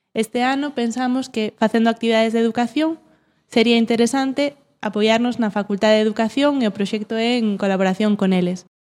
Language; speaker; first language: Galician; non-native, local second language; Spanish